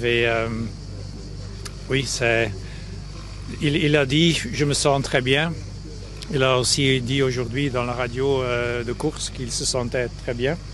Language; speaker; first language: French; non-native, local second language; Dutch